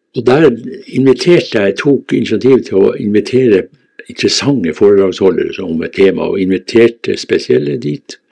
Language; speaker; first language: Norwegian; native; Norwegian